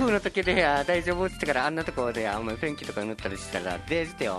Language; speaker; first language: Japanese; native; Japanese